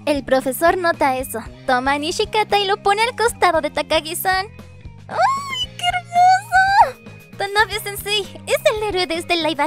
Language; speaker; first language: Spanish; native; Spanish